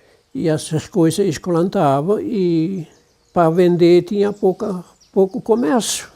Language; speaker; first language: Portuguese; non-native, local second language; German